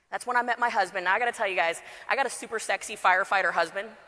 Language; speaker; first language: English; native; English